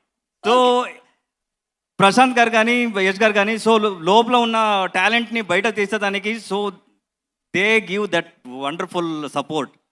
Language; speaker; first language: Telugu; non-native, learner; Kannada